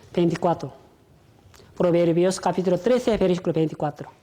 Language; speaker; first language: Spanish; non-native, fluent; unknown